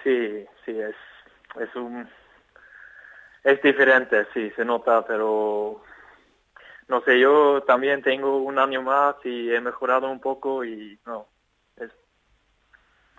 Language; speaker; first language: Spanish; non-native, fluent; Swedish